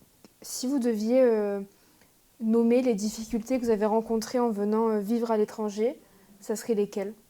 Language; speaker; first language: French; native; French